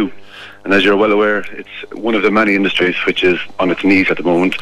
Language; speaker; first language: English; native; English